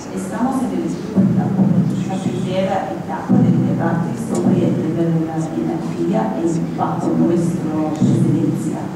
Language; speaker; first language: Spanish; non-native, fluent; English